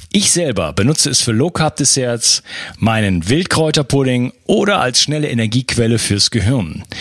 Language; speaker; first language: German; native; German